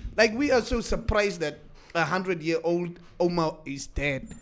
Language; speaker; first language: English; non-native, local second language; Afrikaans